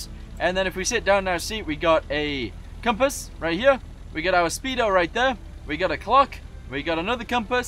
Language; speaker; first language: English; native; English